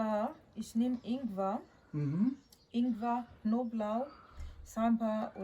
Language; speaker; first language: German; non-native, learner; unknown